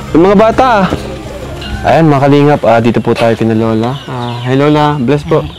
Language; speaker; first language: Filipino; native; Filipino